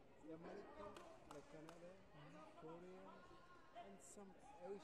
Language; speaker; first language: English; non-native, learner; Spanish